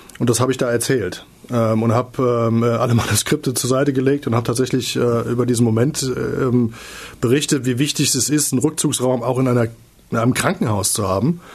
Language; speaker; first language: German; native; German